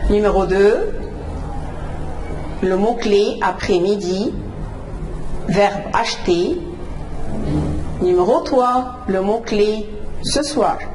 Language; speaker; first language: French; non-native, fluent; Arabic